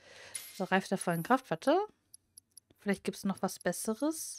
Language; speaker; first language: German; native; German